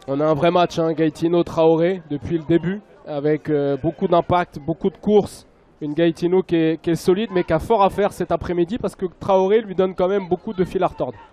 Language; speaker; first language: French; native; French